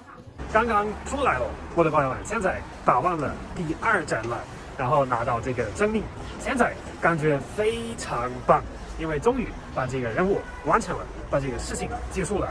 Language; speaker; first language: Chinese; non-native, fluent; German